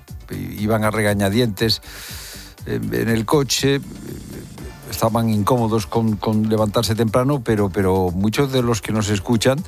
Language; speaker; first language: Spanish; native; Spanish